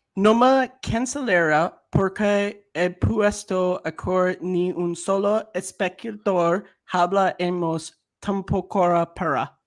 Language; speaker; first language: Spanish; non-native, learner; English